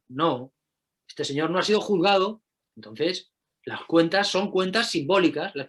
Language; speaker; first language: Spanish; native; Spanish